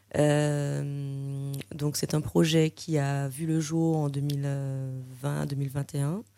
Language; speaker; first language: French; native; French